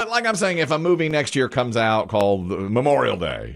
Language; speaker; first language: English; native; English